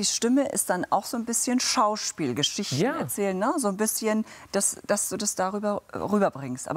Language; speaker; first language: German; native; German